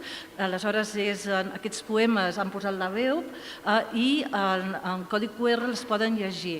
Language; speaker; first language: Catalan; native; Catalan